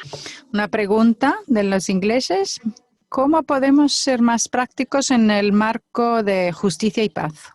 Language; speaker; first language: Spanish; non-native, fluent; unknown